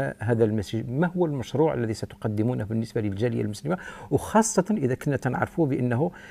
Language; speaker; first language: Arabic; native; Arabic